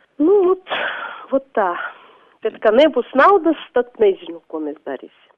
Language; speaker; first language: Latvian; non-native, local second language; Russian